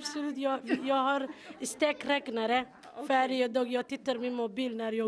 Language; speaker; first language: Swedish; non-native, learner; Somali